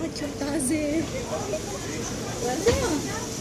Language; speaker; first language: Turkish; non-native, learner; Indonesian